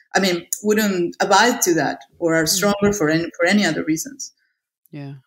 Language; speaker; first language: English; non-native, fluent; Spanish